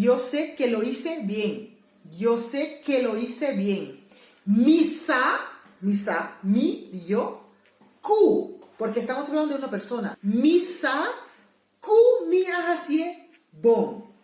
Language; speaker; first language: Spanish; non-native, fluent; Papiamento